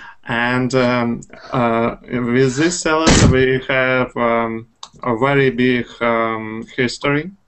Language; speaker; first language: English; non-native, fluent; Russian